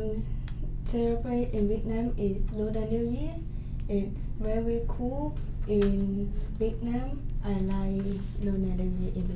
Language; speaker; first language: English; non-native, learner; Vietnamese